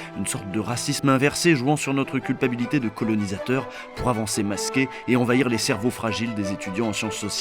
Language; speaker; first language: French; native; French